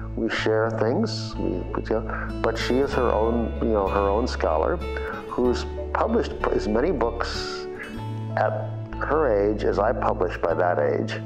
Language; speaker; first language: English; native; English